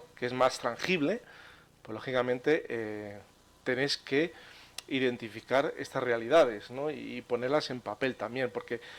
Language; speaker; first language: Spanish; native; Spanish